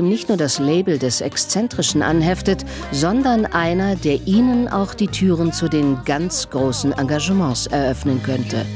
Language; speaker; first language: German; native; German